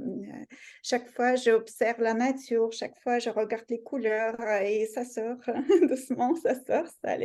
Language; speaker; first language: French; non-native, fluent; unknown